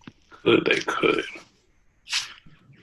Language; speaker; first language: English; native; English